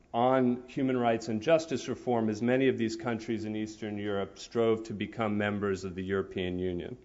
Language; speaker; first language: English; native; English